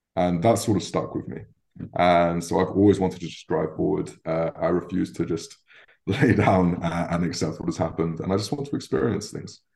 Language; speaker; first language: English; native; English